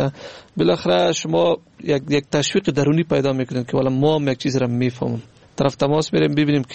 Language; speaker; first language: Persian; native; Persian